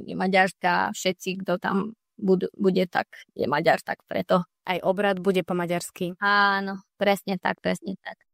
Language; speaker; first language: Slovak; non-native, local second language; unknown